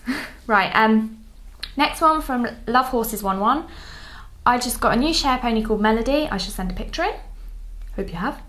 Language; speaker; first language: English; native; English